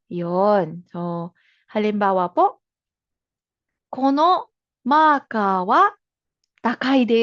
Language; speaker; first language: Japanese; non-native, fluent; Filipino